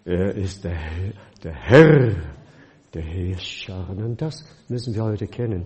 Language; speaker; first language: German; non-native, fluent; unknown